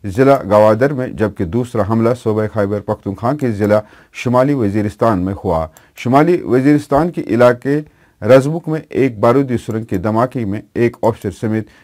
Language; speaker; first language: Urdu; non-native, local second language; Kashmiri